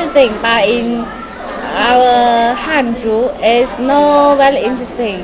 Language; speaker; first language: English; non-native, learner; Chinese